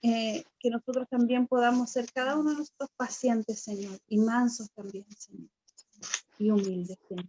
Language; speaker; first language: Spanish; native; Spanish